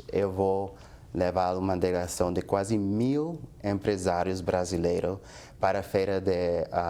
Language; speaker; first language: Portuguese; non-native, fluent; English